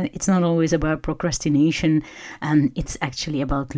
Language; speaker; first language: English; non-native, fluent; Dutch